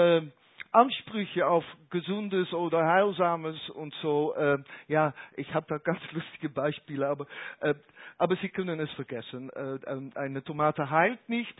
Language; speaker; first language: German; non-native, fluent; Dutch